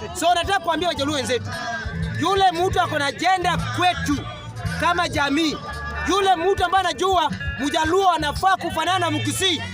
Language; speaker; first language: Swahili; non-native, local second language; Luo (Kenya and Tanzania)